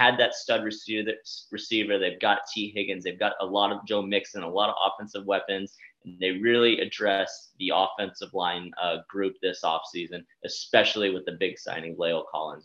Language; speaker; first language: English; native; English